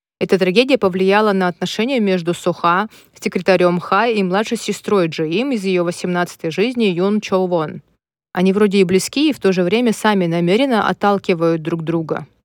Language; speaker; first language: Russian; native; Russian